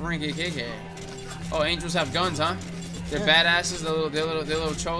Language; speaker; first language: English; native; English